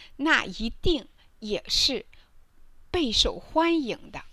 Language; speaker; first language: Chinese; native; Chinese